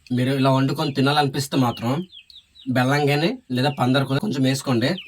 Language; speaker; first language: Telugu; non-native, local second language; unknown